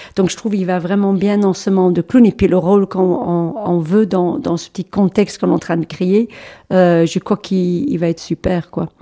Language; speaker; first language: French; non-native, fluent; English